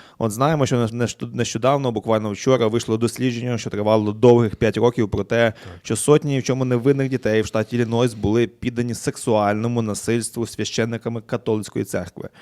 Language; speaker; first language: Ukrainian; native; Ukrainian